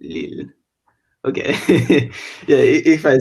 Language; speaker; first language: German; non-native, learner; English